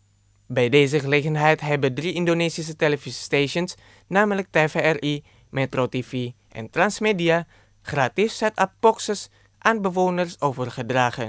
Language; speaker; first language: Dutch; non-native, fluent; Indonesian